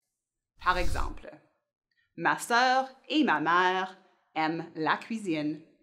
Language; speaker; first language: French; non-native, fluent; English